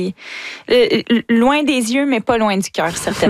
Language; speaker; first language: French; native; French